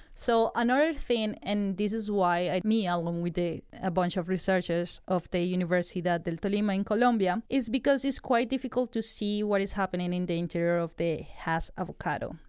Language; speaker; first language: English; non-native, fluent; Spanish